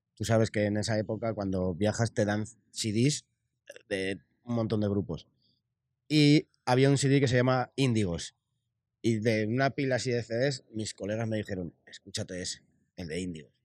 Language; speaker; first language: Spanish; native; Spanish